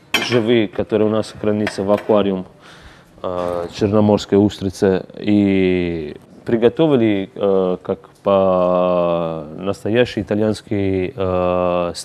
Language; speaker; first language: Russian; non-native, learner; Italian